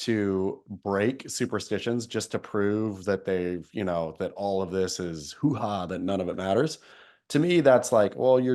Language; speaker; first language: English; native; English